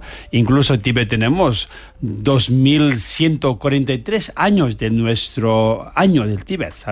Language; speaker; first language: Spanish; non-native, learner; Tibetan